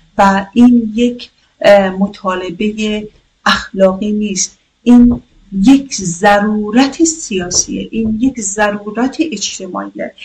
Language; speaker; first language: Persian; non-native, local second language; Kurdish